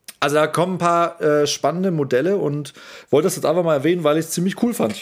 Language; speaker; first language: German; native; German